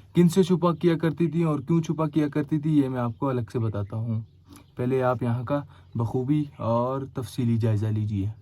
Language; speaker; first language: Urdu; non-native, local second language; Pashto